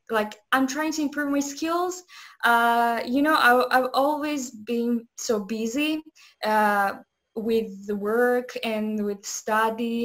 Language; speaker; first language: English; non-native, learner; Azerbaijani